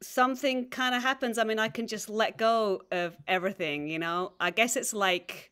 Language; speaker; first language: English; native; English